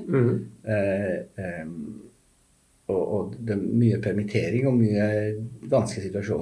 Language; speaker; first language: Norwegian; non-native, fluent; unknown